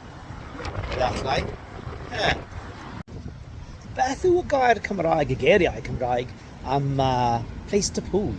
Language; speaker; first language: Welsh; non-native, learner; English